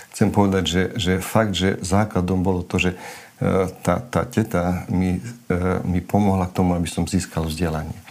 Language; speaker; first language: Slovak; non-native, local second language; Romany